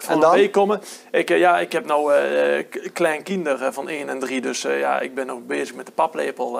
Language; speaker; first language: Dutch; native; Dutch